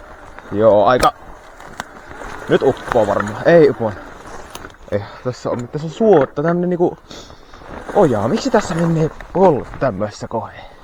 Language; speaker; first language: Finnish; native; Finnish